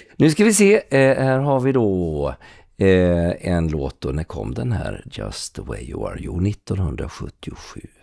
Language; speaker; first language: Swedish; native; Swedish